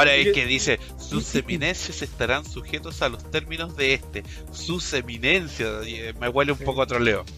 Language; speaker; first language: Spanish; native; Spanish